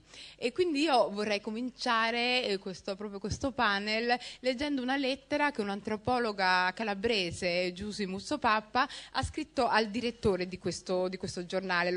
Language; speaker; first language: Italian; early bilingual, other home language; Somali